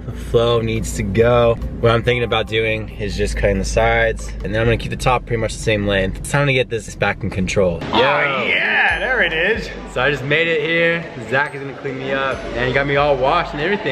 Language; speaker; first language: English; native; English